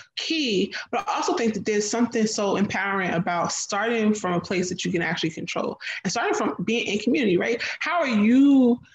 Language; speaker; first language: English; native; English